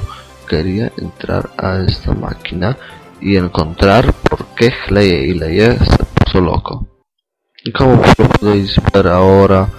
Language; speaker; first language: Spanish; non-native, learner; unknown